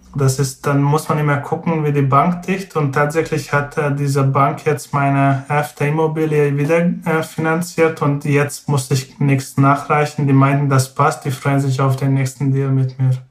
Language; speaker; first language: German; non-native, fluent; Hungarian